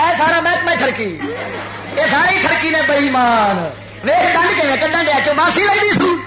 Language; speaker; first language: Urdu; non-native, local second language; Punjabi